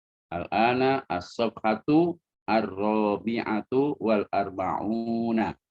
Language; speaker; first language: Arabic; non-native, fluent; Indonesian